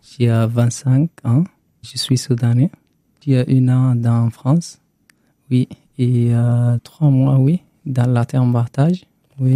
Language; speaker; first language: French; non-native, learner; Arabic